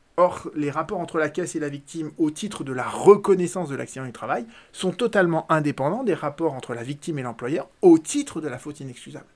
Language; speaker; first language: French; native; French